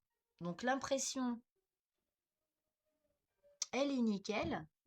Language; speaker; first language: French; native; French